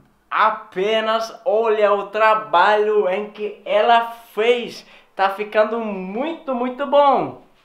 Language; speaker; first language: Portuguese; non-native, learner; Swedish